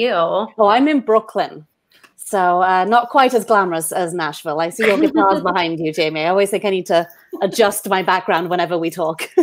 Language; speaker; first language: English; native; English